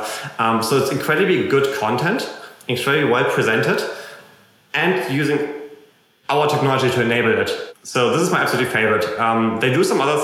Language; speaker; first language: English; non-native, fluent; German